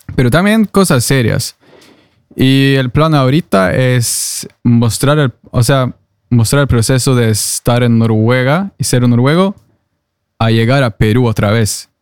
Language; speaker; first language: Spanish; non-native, fluent; Norwegian